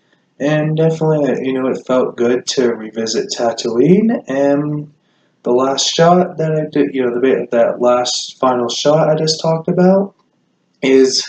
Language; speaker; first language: English; native; English